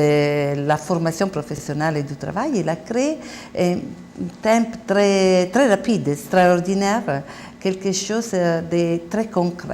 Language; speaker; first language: French; non-native, learner; Italian